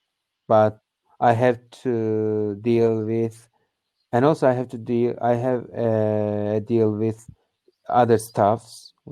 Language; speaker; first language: English; non-native, learner; Turkish